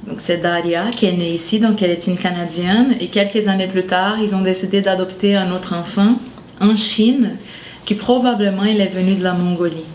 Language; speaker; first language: French; non-native, fluent; Portuguese